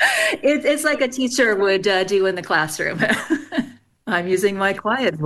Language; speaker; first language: English; native; English